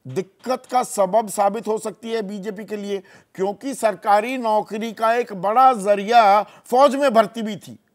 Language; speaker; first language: Hindi; native; Hindi